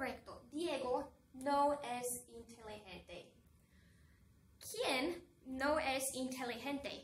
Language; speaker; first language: Spanish; non-native, fluent; English